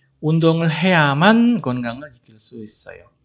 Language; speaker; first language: Korean; non-native, fluent; Indonesian